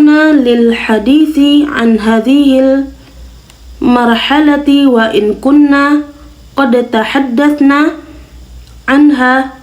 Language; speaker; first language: Arabic; non-native, learner; Indonesian